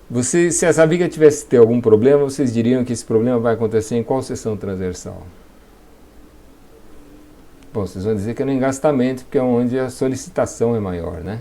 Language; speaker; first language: Portuguese; native; Portuguese